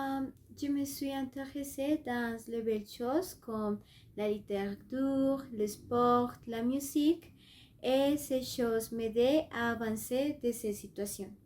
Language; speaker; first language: French; non-native, learner; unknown